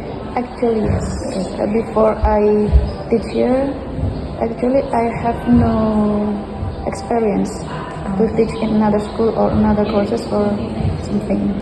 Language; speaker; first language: English; non-native, fluent; Indonesian